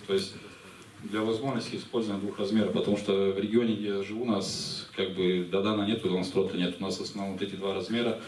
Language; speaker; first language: Russian; native; Russian